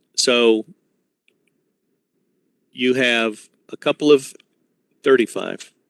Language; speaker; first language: English; native; English